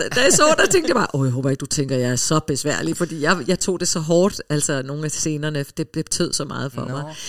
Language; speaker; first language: Danish; early bilingual, heritage; Danish